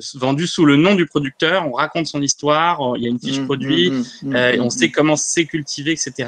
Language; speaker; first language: French; native; French